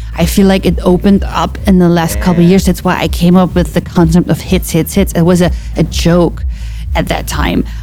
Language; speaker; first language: English; non-native, fluent; German